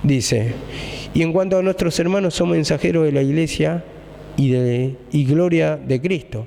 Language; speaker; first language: Spanish; native; Spanish